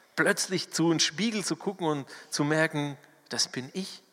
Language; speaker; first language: German; native; German